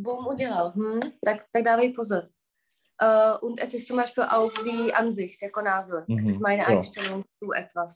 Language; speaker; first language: German; non-native, fluent; Czech